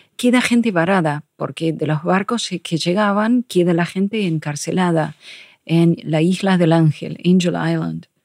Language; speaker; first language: Spanish; non-native, fluent; English